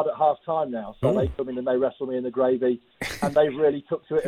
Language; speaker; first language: English; native; English